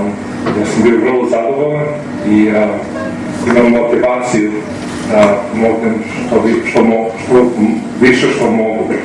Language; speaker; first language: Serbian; early bilingual, heritage; Serbian